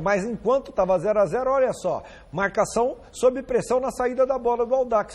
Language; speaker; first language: Portuguese; native; Portuguese